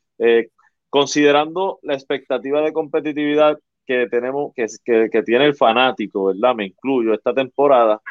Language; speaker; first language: Spanish; native; Spanish